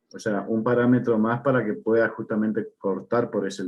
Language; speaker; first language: Spanish; native; Spanish